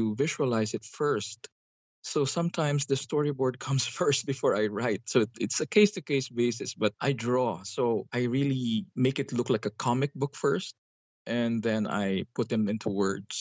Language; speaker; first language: English; non-native, local second language; Hiligaynon